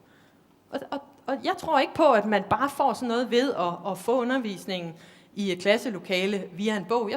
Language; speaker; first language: Danish; native; Danish